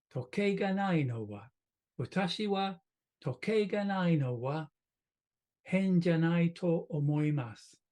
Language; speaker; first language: Japanese; non-native, learner; English